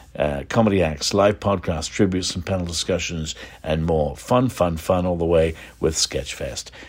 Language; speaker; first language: English; native; English